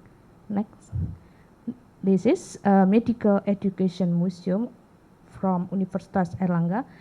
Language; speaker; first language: English; non-native, learner; Indonesian